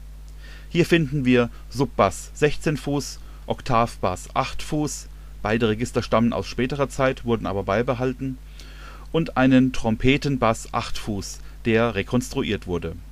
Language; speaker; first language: German; native; German